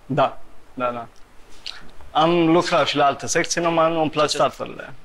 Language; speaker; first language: Romanian; early bilingual, heritage; Romanian